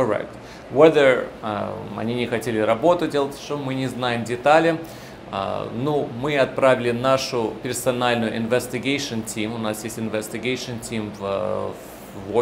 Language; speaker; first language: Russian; early bilingual, heritage; Russian